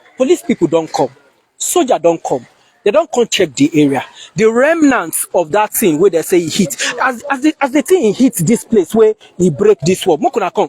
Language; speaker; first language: Nigerian Pidgin; non-native, local second language; Yoruba